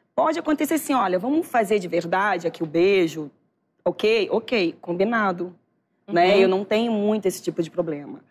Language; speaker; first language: Portuguese; native; Portuguese